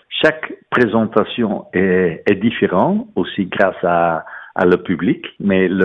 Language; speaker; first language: French; non-native, fluent; Dutch